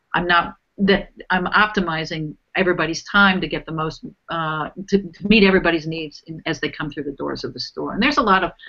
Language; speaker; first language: English; native; English